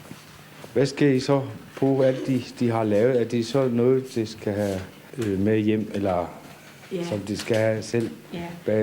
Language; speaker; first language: Danish; non-native, local second language; Kalaallisut